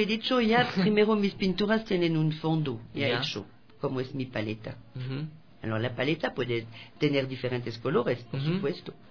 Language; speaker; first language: Spanish; non-native, fluent; French